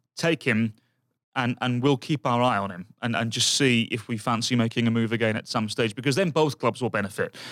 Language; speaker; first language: English; native; English